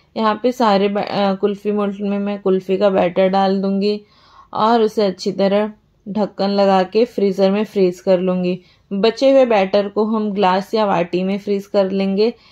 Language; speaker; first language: Hindi; native; Hindi